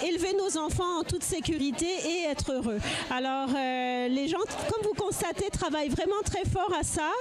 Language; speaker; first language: French; native; French